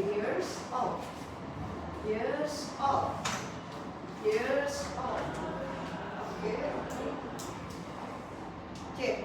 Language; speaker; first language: English; non-native, fluent; Indonesian